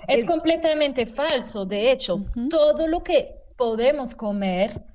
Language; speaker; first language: Spanish; non-native, fluent; French